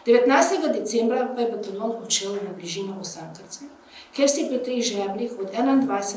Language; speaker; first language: Slovenian; native; Slovenian